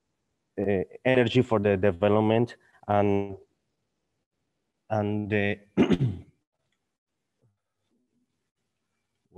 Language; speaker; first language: English; non-native, learner; Spanish